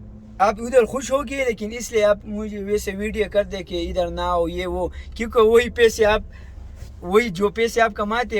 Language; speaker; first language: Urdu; non-native, local second language; Pashto